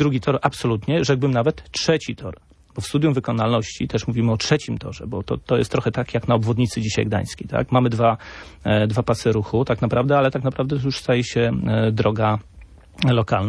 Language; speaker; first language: Polish; native; Polish